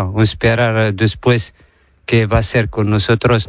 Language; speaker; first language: Spanish; non-native, learner; Arabic